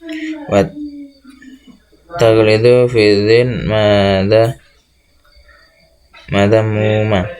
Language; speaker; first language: Arabic; non-native, learner; Indonesian